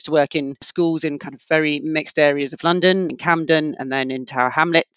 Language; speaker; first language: English; native; English